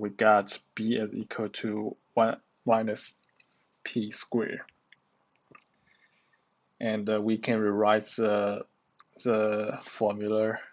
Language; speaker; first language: English; non-native, learner; Chinese